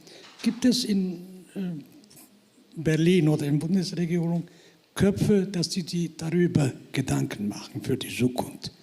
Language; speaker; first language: German; non-native, fluent; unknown